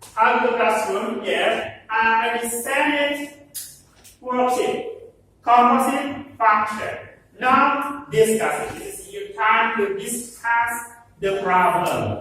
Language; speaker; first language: English; non-native, learner; Indonesian